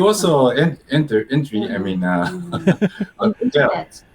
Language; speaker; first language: English; non-native, learner; Japanese